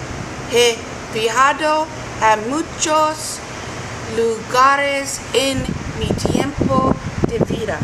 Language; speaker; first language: Spanish; non-native, learner; English